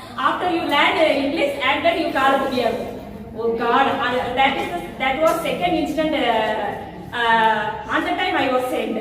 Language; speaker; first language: English; non-native, learner; Tamil